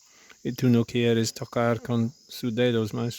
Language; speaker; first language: Spanish; non-native, learner; English